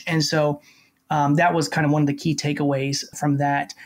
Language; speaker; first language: English; native; English